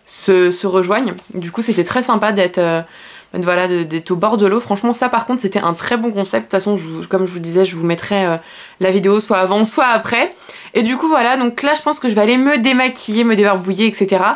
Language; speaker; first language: French; native; French